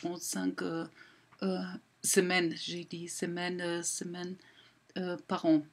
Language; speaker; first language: French; non-native, learner; German